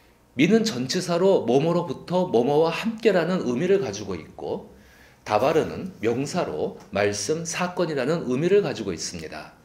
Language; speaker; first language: Korean; native; Korean